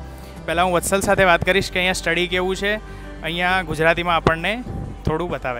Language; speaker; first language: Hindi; non-native, local second language; Gujarati